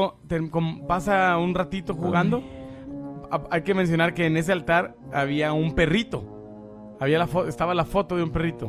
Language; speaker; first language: Spanish; native; Spanish